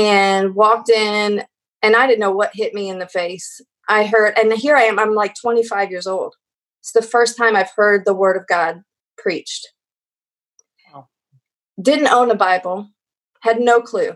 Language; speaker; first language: English; native; English